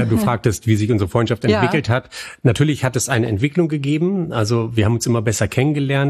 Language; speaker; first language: German; native; German